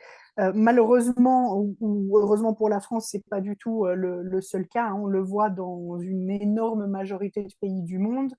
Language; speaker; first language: French; native; French